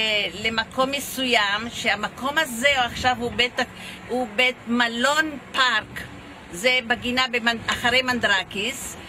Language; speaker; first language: Hebrew; non-native, fluent; Ladino